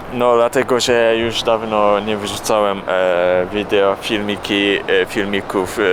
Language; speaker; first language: Polish; non-native, learner; Japanese